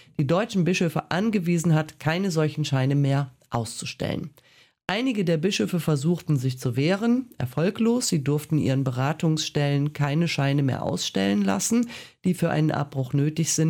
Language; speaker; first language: German; native; German